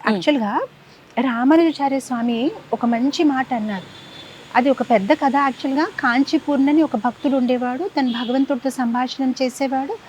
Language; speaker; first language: Telugu; non-native, fluent; Gujarati